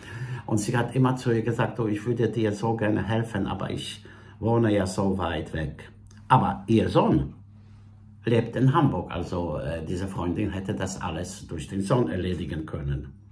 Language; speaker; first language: German; non-native, fluent; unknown